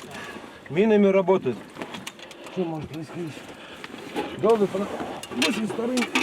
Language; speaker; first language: Russian; native; Russian